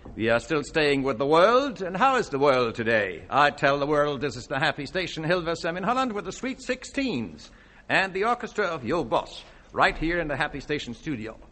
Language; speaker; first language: English; non-native, fluent; Dutch